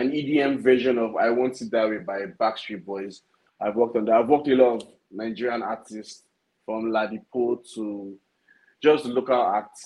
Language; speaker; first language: English; non-native, local second language; Yoruba